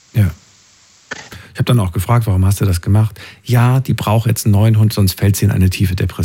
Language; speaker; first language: German; native; German